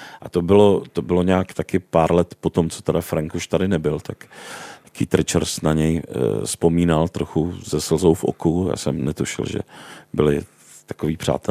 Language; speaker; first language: Czech; native; Czech